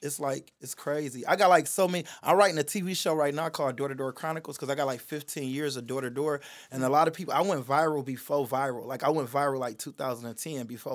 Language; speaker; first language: English; native; English